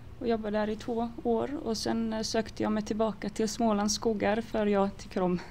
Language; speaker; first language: Swedish; early bilingual, other home language; Croatian